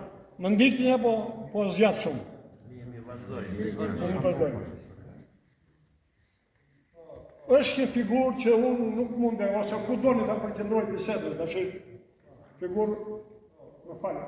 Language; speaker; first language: Albanian; native; Albanian